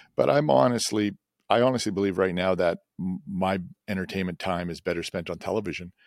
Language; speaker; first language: English; native; English